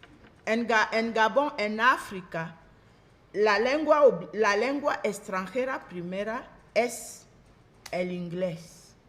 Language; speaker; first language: Spanish; non-native, fluent; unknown